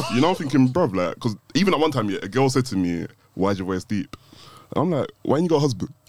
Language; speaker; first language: English; native; English